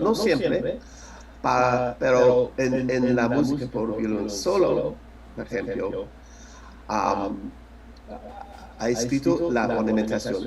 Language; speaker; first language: Spanish; non-native, learner; English